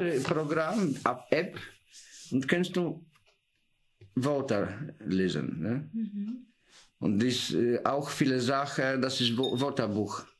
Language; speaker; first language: German; non-native, learner; Polish